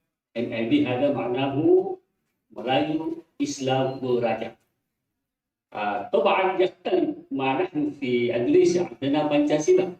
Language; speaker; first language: Arabic; non-native, fluent; Indonesian